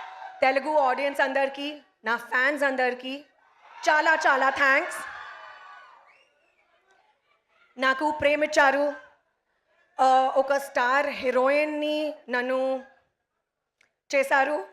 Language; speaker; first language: Telugu; non-native, local second language; Hindi